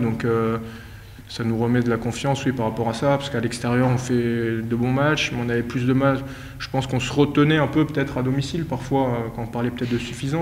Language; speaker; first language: French; native; French